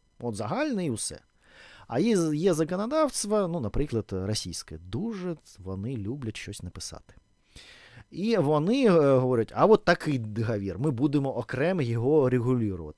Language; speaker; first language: Ukrainian; non-native, fluent; Russian